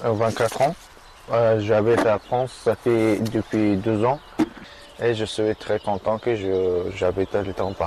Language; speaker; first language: French; non-native, learner; Persian